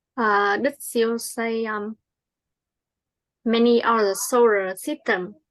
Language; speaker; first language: English; non-native, learner; Vietnamese